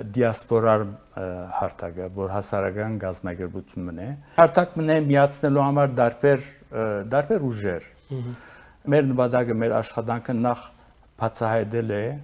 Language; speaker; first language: Armenian; early bilingual, heritage; Armenian